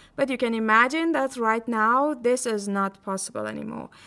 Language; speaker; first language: English; non-native, fluent; Persian